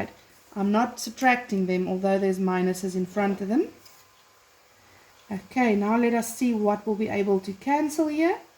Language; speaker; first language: English; non-native, local second language; Afrikaans